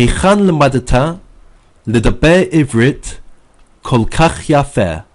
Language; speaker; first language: Hebrew; non-native, fluent; English